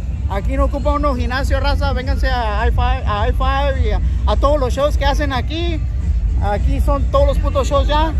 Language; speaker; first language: Spanish; early bilingual, heritage; Spanish